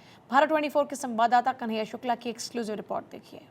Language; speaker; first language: Hindi; native; Hindi